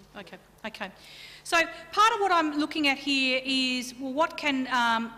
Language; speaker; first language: English; native; English